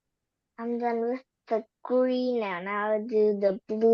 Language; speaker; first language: English; non-native, learner; Vietnamese